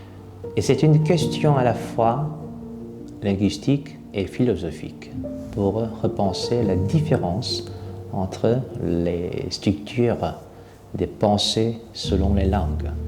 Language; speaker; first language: French; non-native, fluent; Korean